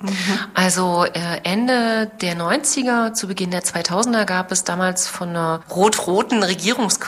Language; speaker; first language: German; native; German